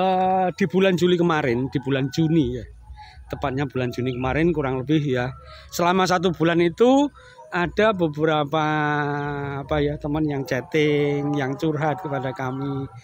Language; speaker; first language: Indonesian; native; Indonesian